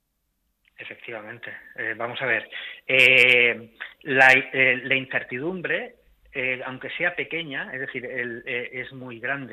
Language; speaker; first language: Spanish; native; Spanish